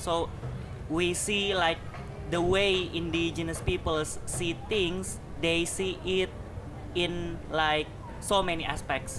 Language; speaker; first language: English; non-native, fluent; Indonesian